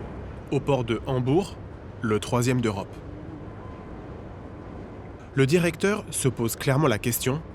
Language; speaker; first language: French; native; French